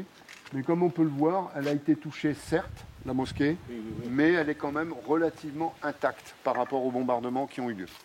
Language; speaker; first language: French; native; French